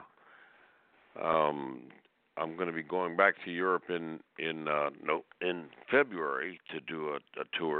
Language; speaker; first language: English; native; English